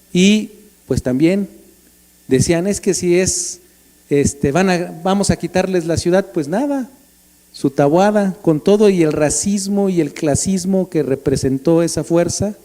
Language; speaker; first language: Spanish; native; Spanish